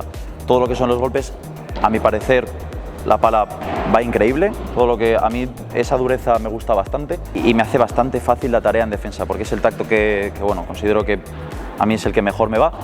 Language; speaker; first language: Spanish; native; Spanish